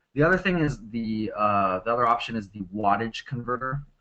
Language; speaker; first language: English; native; English